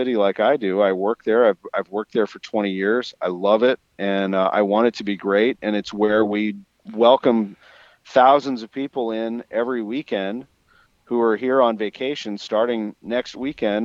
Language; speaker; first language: English; native; English